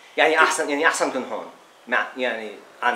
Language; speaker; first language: Arabic; non-native, learner; English